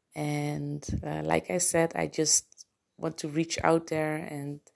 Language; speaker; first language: English; non-native, fluent; Papiamento